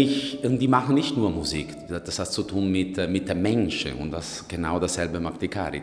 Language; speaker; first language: German; non-native, fluent; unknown